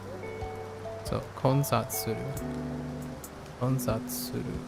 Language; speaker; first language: Japanese; non-native, learner; English